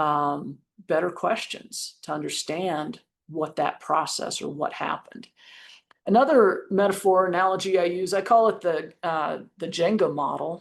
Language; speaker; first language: English; native; English